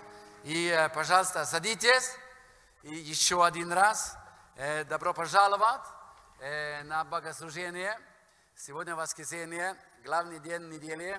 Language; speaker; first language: Russian; non-native, fluent; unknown